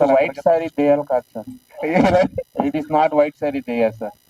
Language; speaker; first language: Telugu; non-native, local second language; Hindi